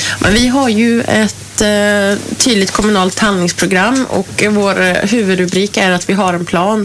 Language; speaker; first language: Swedish; native; Swedish